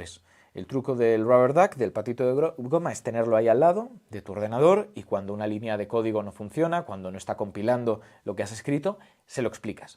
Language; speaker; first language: Spanish; native; Spanish